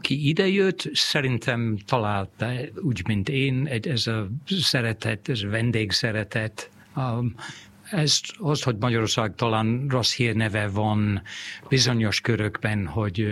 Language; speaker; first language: Hungarian; non-native, fluent; English